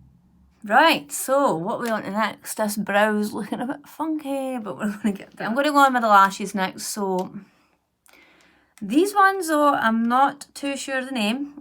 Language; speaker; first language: English; native; English